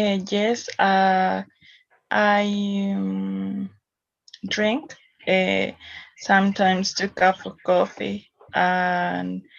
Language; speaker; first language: English; non-native, learner; Spanish